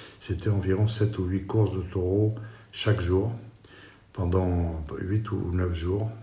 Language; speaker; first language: French; non-native, fluent; Spanish